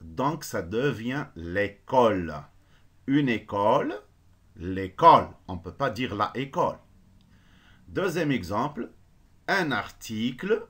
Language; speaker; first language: French; non-native, local second language; Arabic